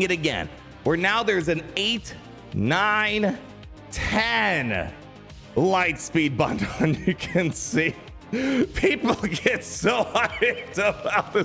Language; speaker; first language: English; native; English